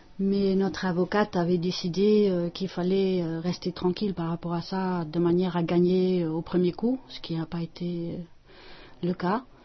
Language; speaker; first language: French; non-native, fluent; Dutch